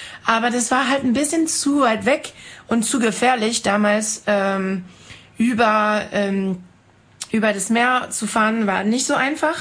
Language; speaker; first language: German; non-native, fluent; French